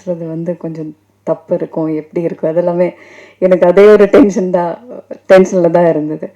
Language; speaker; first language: Tamil; non-native, fluent; Malayalam